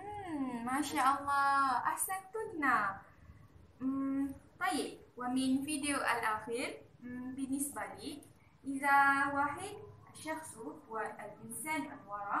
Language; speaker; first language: Arabic; non-native, learner; Malay